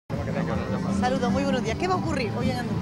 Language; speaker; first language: Spanish; native; Spanish